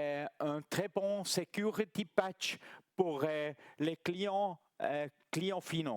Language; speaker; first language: French; non-native, local second language; German